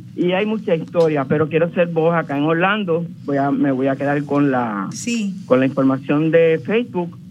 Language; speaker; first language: Spanish; native; Spanish